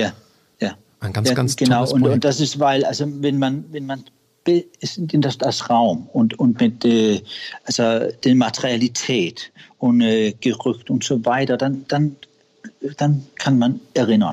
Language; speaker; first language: German; non-native, learner; Danish